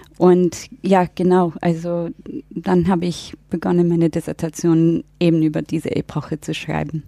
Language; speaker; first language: German; non-native, fluent; English